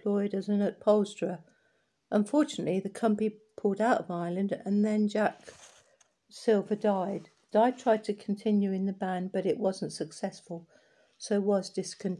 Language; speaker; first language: English; native; English